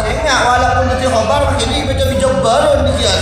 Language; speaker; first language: Indonesian; native; Indonesian